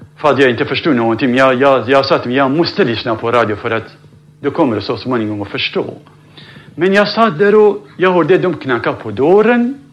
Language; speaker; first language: Swedish; non-native, fluent; Central Kurdish